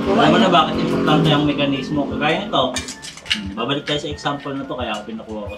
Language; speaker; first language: Filipino; native; Filipino